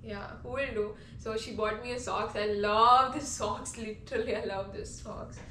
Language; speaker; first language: English; non-native, local second language; Kannada